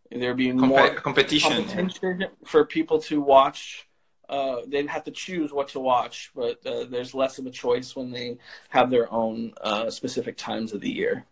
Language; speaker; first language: English; native; English